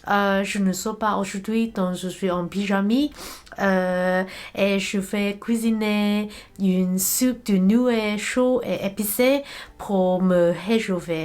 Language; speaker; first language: French; non-native, learner; Cantonese